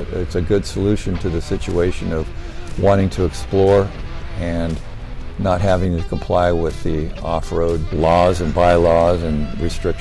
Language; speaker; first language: English; native; English